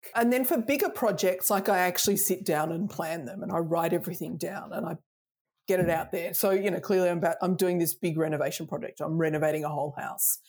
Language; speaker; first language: English; native; English